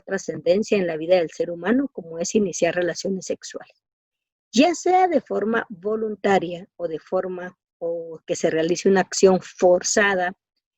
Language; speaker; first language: Spanish; native; Spanish